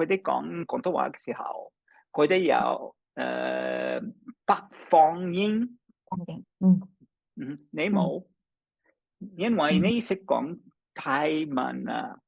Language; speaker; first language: Cantonese; non-native, fluent; English